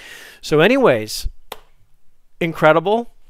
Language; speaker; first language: English; native; English